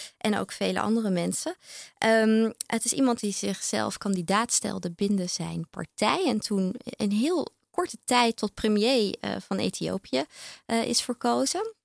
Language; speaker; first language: Dutch; native; Dutch